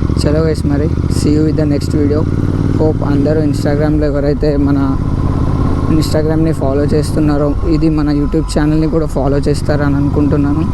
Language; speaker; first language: Telugu; non-native, local second language; Urdu